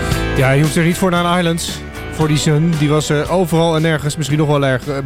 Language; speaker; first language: Dutch; native; Dutch